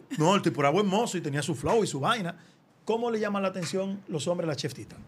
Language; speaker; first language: Spanish; native; Spanish